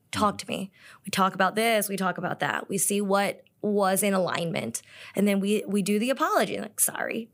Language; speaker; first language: English; early bilingual, other home language; Korean